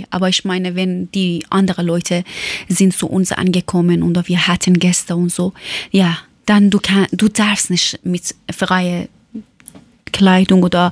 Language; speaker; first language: German; non-native, learner; Persian